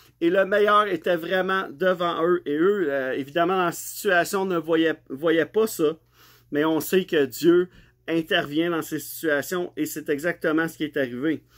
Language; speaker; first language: French; native; French